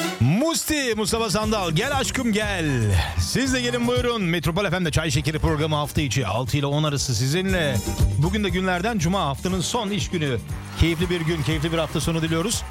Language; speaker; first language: Turkish; early bilingual, heritage; Turkish